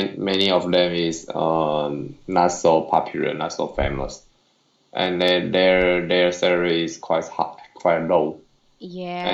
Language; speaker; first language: English; non-native, learner; Chinese